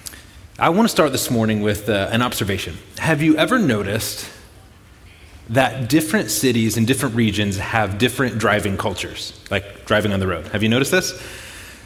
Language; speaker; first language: English; native; English